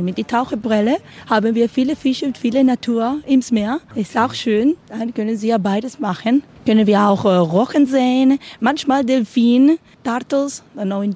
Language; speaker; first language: German; non-native, learner; Spanish